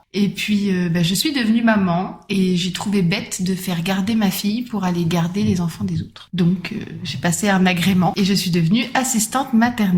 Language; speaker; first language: French; native; French